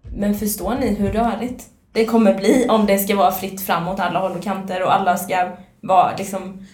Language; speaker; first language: Swedish; native; Swedish